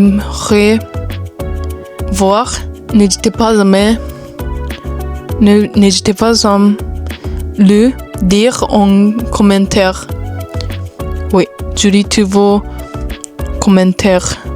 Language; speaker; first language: French; non-native, learner; Japanese